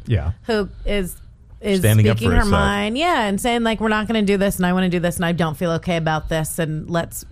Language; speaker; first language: English; native; English